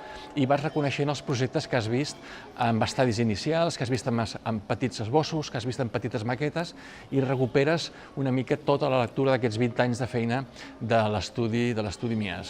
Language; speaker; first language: Catalan; native; Catalan